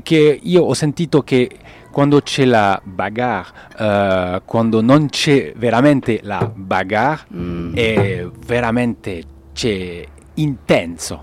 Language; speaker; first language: Italian; non-native, learner; French